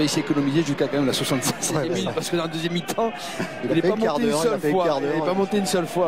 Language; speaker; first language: French; native; French